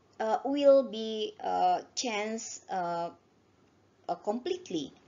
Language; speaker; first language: English; non-native, learner; Indonesian